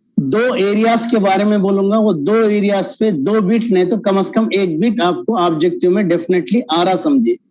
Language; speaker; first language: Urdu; native; Urdu